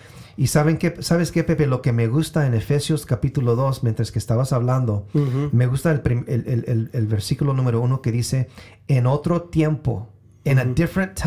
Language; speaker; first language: Spanish; early bilingual, heritage; Spanish